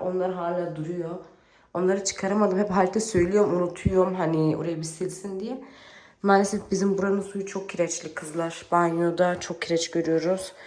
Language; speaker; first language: Turkish; early bilingual, heritage; Turkish